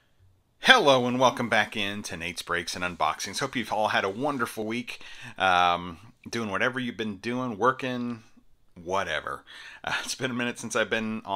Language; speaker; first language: English; native; English